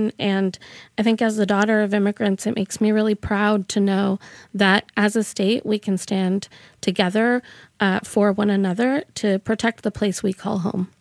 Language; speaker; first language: English; early bilingual, other home language; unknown